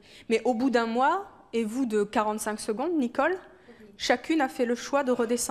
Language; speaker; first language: French; native; French